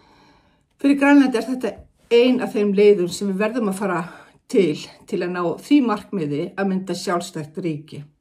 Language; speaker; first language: Icelandic; non-native, fluent; Kalaallisut